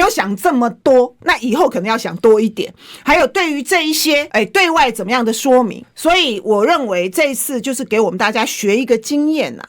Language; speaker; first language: Chinese; native; Chinese